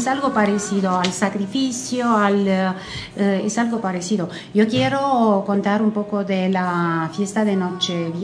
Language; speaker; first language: Spanish; non-native, fluent; Romanian